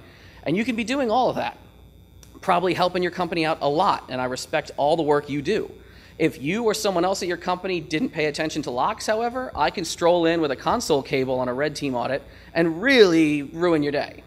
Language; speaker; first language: English; native; English